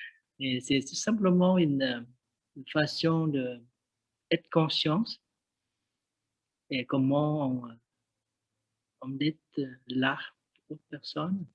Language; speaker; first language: French; non-native, learner; Vietnamese